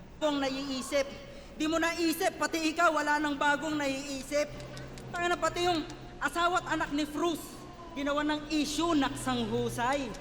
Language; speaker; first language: Filipino; native; Filipino